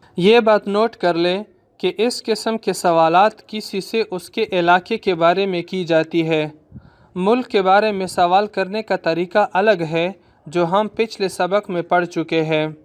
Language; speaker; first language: Urdu; non-native, local second language; Pashto